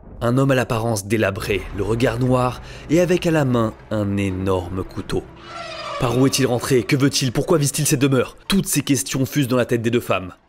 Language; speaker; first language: French; native; French